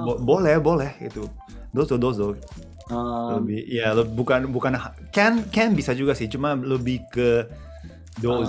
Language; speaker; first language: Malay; non-native, fluent; Japanese